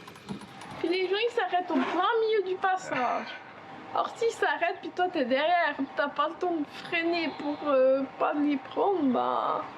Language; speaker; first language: French; native; French